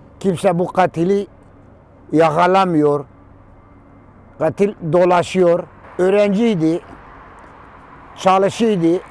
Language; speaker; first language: Turkish; non-native, local second language; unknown